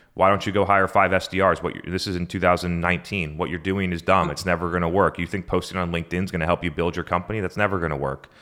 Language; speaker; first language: English; native; English